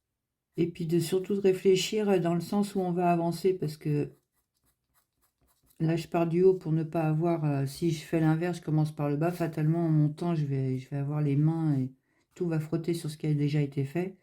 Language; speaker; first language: French; native; French